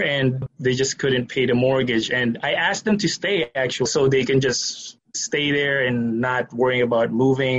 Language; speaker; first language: English; non-native, local second language; Filipino